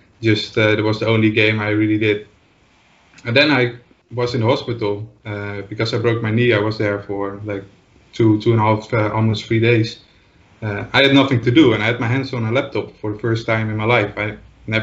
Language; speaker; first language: English; non-native, fluent; Dutch